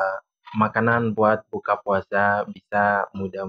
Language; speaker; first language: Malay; non-native, learner; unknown